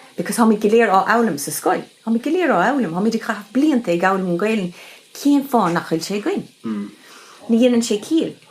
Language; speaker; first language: Irish; non-native, local second language; English